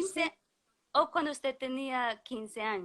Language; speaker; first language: Spanish; non-native, learner; English